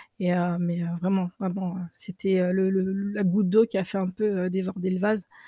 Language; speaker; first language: French; early bilingual, other home language; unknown